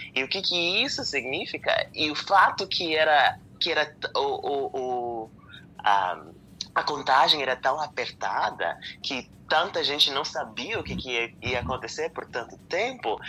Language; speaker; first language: Portuguese; non-native, fluent; English